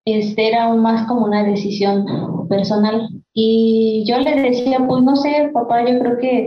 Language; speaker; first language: Spanish; non-native, local second language; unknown